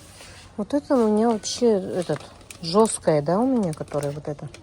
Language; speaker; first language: Russian; non-native, fluent; Uzbek